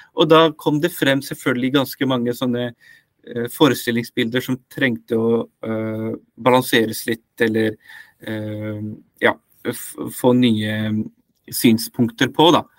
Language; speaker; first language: Norwegian; early bilingual, other home language; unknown